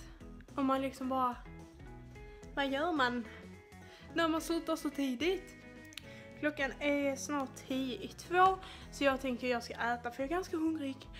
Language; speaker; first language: Swedish; native; Swedish